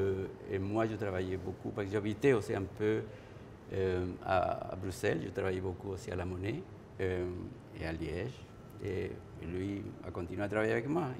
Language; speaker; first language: French; non-native, fluent; Spanish